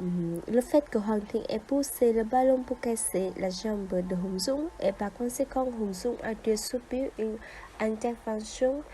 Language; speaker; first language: French; non-native, fluent; Vietnamese